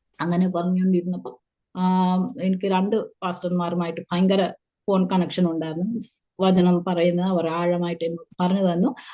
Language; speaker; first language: Malayalam; early bilingual, heritage; Malayalam